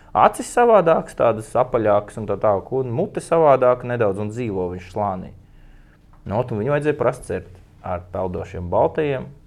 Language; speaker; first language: Latvian; native; Latvian